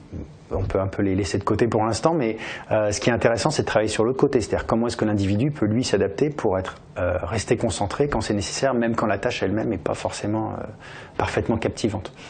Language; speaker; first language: French; native; French